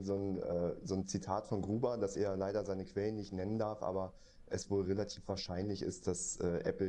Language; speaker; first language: German; native; German